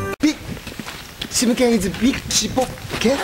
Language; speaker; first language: English; non-native, learner; Japanese